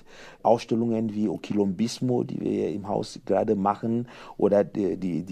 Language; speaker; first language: German; non-native, fluent; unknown